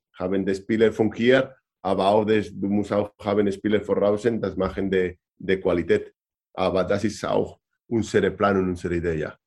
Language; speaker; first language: German; non-native, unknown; Spanish